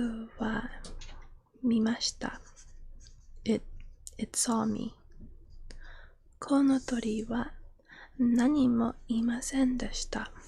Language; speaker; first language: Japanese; non-native, learner; English